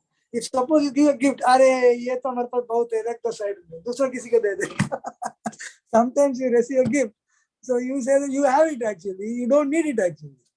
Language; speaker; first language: English; non-native, local second language; Hindi